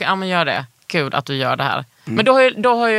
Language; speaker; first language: Swedish; native; Swedish